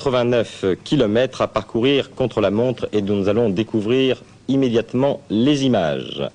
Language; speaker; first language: French; native; French